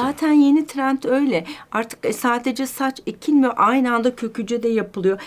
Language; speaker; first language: Turkish; native; Turkish